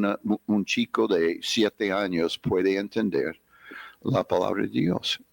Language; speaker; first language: Spanish; non-native, fluent; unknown